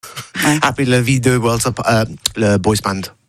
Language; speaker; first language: French; non-native, learner; English